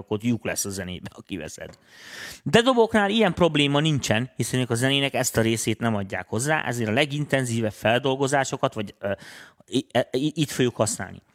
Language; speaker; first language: Hungarian; native; Hungarian